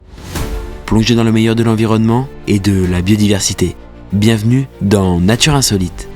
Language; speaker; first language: French; native; French